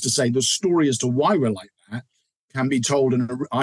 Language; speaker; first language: English; native; English